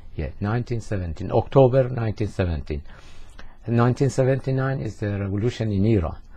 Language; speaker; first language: English; non-native, fluent; Persian